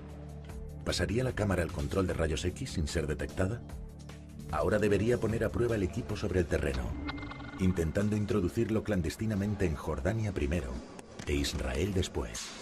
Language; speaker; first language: Spanish; native; Spanish